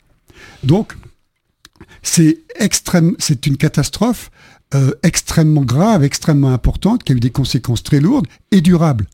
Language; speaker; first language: French; native; French